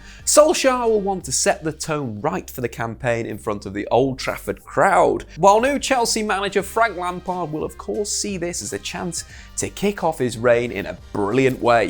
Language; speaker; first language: English; native; English